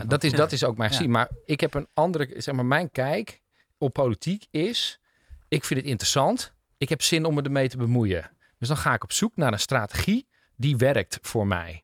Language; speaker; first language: Dutch; native; Dutch